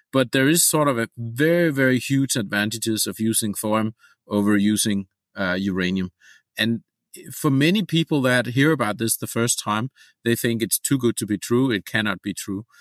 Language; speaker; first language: English; non-native, fluent; Danish